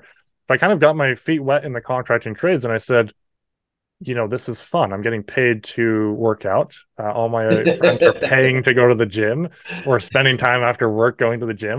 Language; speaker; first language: English; native; English